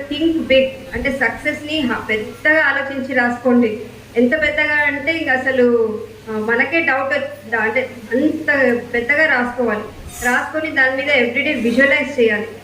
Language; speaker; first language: Telugu; native; Telugu